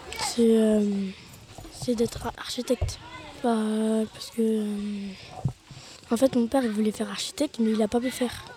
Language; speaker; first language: French; early bilingual, other home language; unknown